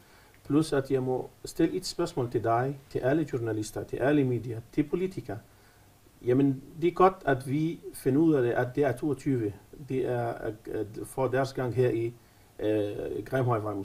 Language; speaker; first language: Danish; non-native, fluent; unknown